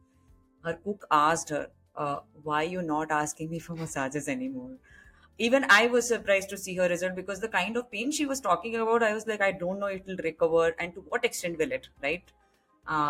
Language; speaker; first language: English; non-native, local second language; Hindi